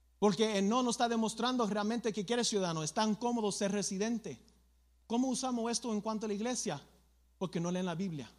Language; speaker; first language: Spanish; early bilingual, other home language; English